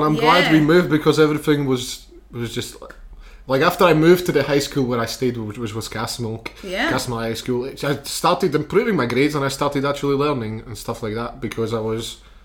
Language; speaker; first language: English; early bilingual, other home language; Slovak